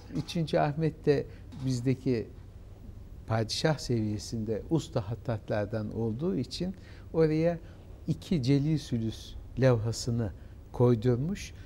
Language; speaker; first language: Turkish; native; Turkish